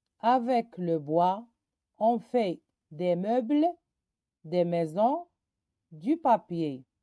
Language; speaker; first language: French; non-native, local second language; Arabic